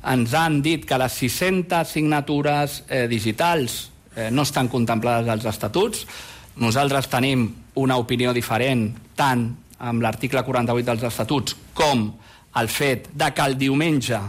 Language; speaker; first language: Catalan; native; Catalan